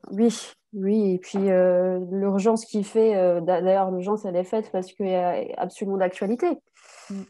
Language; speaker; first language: French; native; French